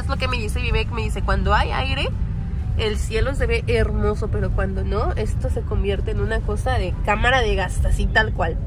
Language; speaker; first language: Spanish; native; Spanish